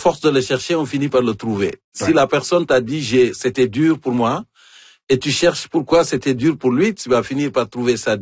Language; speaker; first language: French; native; French